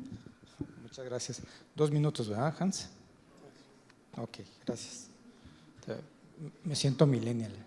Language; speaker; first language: Spanish; native; Spanish